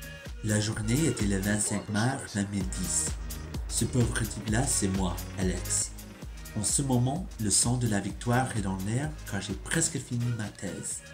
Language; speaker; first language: French; non-native, learner; English